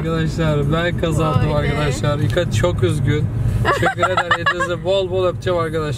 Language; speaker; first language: Turkish; native; Turkish